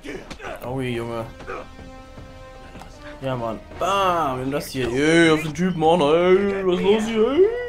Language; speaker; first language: German; native; German